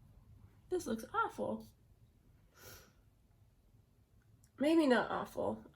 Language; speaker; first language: English; native; English